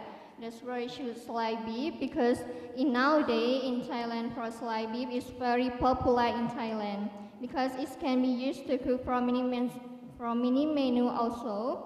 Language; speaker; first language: English; non-native, learner; Thai